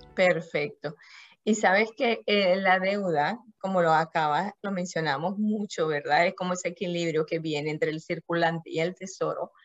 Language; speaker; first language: Spanish; native; Spanish